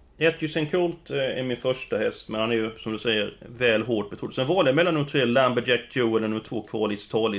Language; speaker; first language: Swedish; native; Swedish